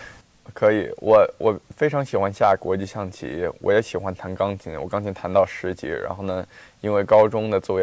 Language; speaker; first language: Chinese; early bilingual, heritage; Chinese